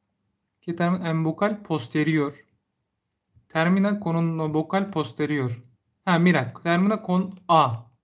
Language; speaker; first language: Spanish; non-native, learner; Turkish